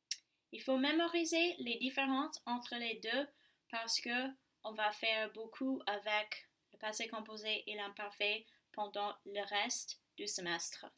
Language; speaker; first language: French; non-native, fluent; English